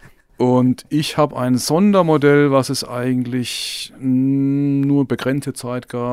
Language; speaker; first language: German; native; German